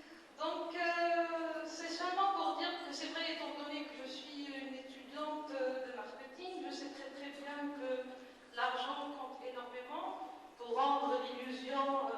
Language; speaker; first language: French; non-native, local second language; Arabic